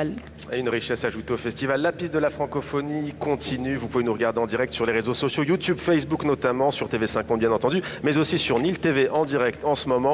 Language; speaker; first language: French; native; French